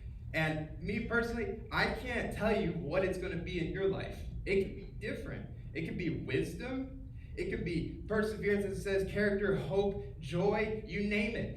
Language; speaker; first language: English; native; English